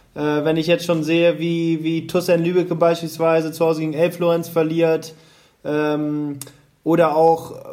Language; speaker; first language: German; native; German